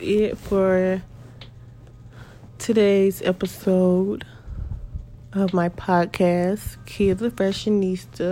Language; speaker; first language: English; native; English